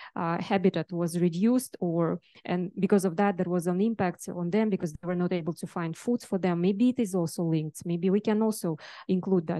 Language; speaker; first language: English; non-native, fluent; Russian